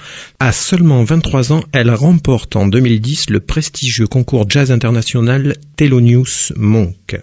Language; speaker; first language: French; native; French